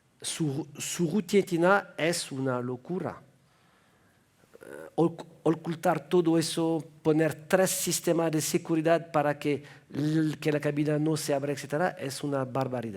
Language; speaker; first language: Spanish; non-native, fluent; French